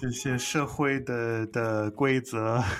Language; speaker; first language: Chinese; non-native, learner; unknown